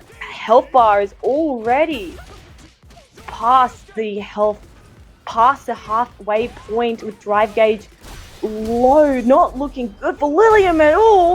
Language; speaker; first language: English; native; English